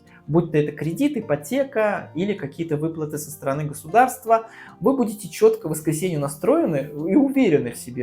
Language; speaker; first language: Russian; native; Russian